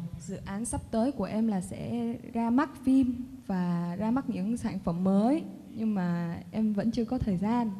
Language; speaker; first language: Vietnamese; early bilingual, other home language; Korean